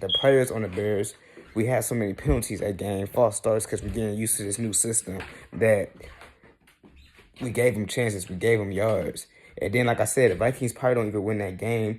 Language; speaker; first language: English; native; English